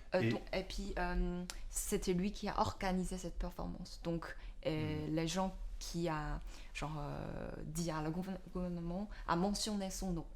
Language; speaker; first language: French; non-native, learner; Chinese